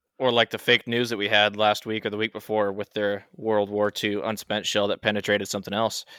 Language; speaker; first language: English; native; English